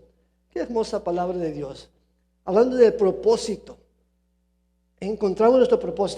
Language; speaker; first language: Spanish; early bilingual, heritage; Spanish